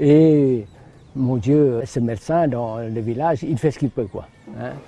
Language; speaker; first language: French; non-native, local second language; Lao